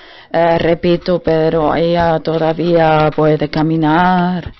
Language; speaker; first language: Spanish; non-native, learner; German